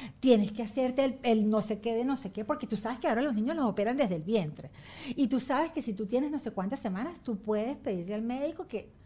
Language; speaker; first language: Spanish; native; Spanish